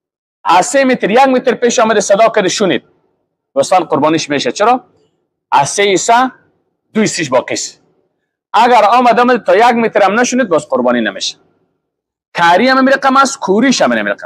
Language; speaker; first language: Persian; native; Persian